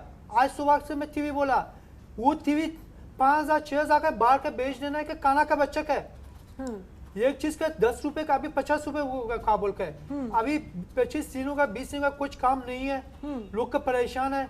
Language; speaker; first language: Hindi; non-native, learner; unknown